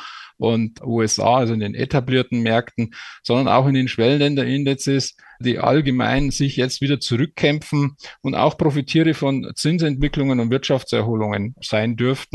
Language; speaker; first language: German; native; German